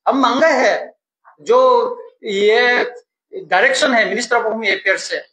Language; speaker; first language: Hindi; non-native, local second language; Bangla